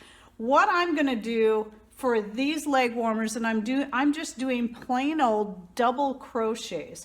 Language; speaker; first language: English; native; English